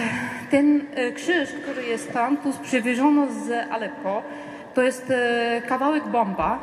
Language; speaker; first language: Polish; non-native, learner; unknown